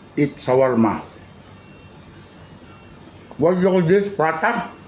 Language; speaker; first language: English; non-native, learner; Filipino